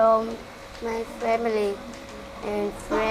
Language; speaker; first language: English; non-native, learner; Vietnamese